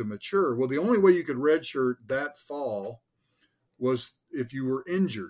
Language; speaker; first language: English; native; English